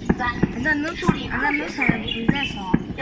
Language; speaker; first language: Chinese; native; Chinese